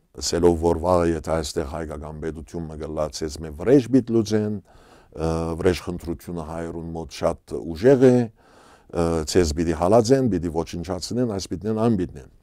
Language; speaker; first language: Armenian; native; Armenian